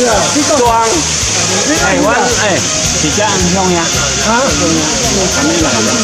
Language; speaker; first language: Chinese; non-native, local second language; Min Nan Chinese